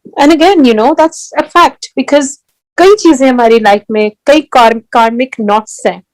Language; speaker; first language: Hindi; early bilingual, heritage; Hindi